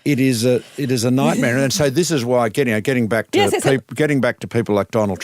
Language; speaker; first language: English; native; English